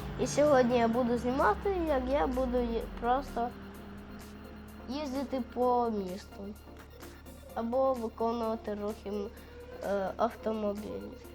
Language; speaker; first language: Ukrainian; native; Ukrainian